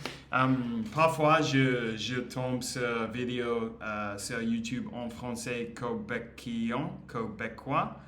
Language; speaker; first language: French; non-native, learner; English